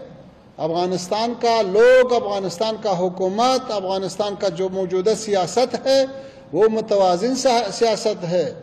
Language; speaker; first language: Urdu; non-native, fluent; Pashto